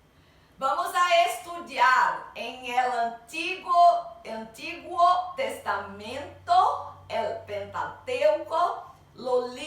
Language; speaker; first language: Spanish; non-native, learner; Portuguese